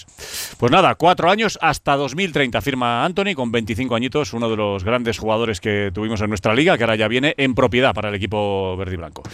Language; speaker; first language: Spanish; native; Spanish